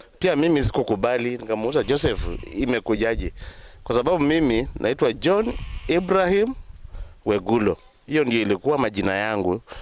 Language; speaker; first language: Swahili; non-native, local second language; Luyia